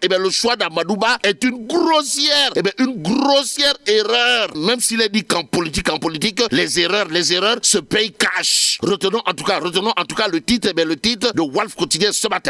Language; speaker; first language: French; non-native, local second language; Wolof